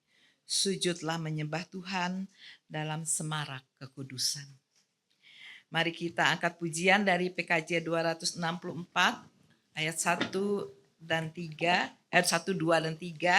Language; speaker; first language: Indonesian; native; Indonesian